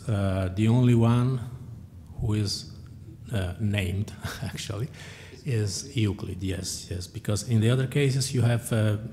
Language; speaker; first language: English; non-native, fluent; Italian